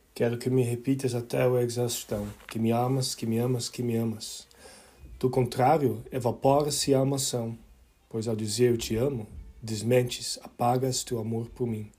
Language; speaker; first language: Portuguese; early bilingual, other home language; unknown